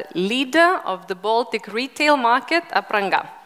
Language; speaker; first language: English; non-native, fluent; Lithuanian